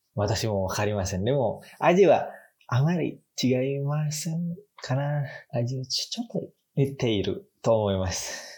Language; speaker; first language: Japanese; non-native, learner; Indonesian